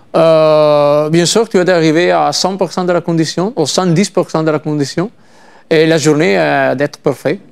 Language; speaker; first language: French; non-native, learner; Italian